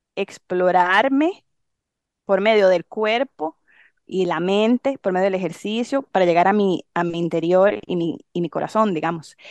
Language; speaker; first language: Spanish; native; Spanish